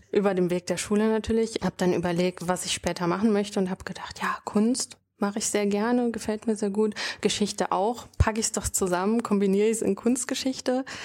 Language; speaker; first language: German; native; German